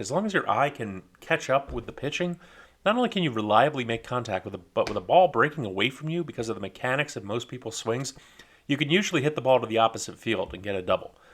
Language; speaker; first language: English; native; English